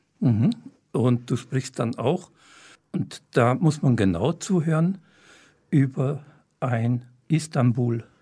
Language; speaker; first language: German; native; German